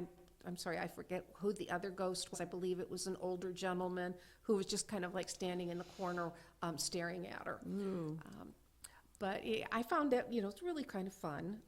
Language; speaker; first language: English; native; English